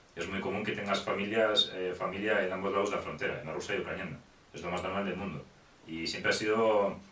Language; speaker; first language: Spanish; non-native, fluent; Ukrainian